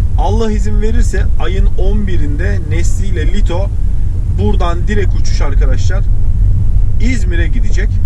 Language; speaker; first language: Turkish; early bilingual, heritage; Turkish